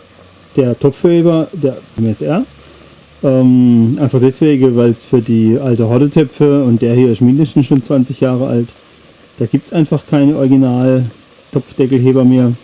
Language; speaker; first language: German; native; German